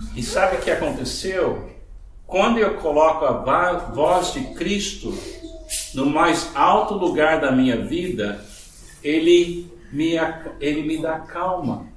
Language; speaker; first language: Portuguese; non-native, fluent; English